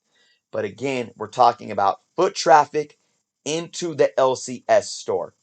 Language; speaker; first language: English; native; English